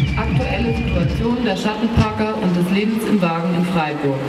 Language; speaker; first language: German; native; German